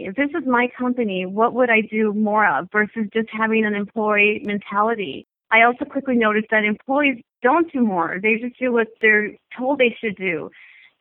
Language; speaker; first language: English; native; English